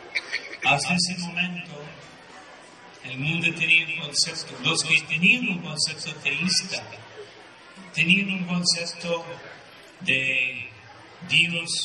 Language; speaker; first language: Spanish; non-native, fluent; Portuguese